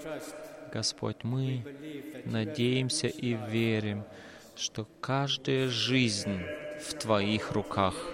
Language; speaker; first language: Russian; non-native, fluent; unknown